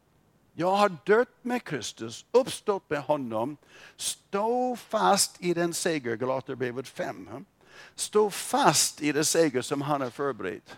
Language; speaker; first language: Swedish; non-native, fluent; English